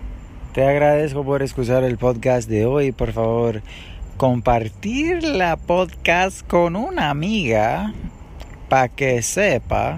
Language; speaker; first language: Spanish; non-native, learner; English